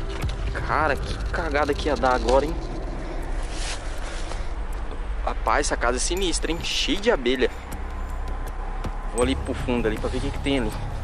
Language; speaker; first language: Portuguese; native; Portuguese